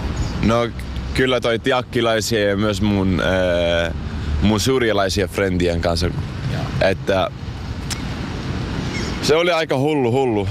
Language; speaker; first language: Finnish; non-native, fluent; Arabic